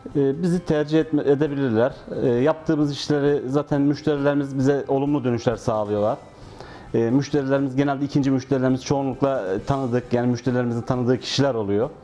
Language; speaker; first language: Turkish; native; Turkish